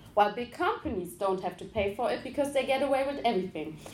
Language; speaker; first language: English; non-native, fluent; German